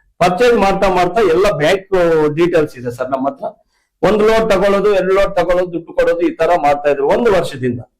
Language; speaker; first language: Kannada; native; Kannada